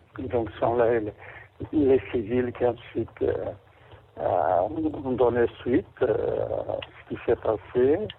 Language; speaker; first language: French; non-native, fluent; Portuguese